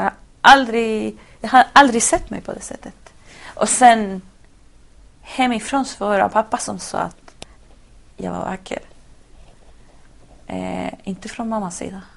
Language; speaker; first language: Swedish; non-native, fluent; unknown